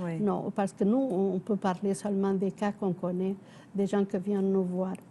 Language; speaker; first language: French; non-native, fluent; Portuguese